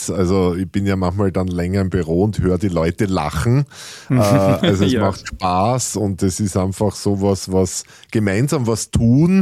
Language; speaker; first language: German; native; German